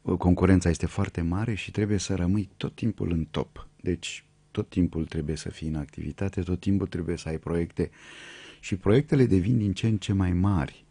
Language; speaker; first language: Romanian; native; Romanian